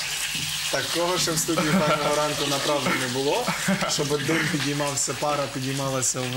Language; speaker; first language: Ukrainian; native; Ukrainian